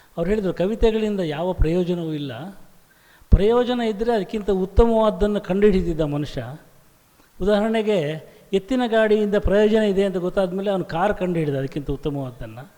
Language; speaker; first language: Kannada; native; Kannada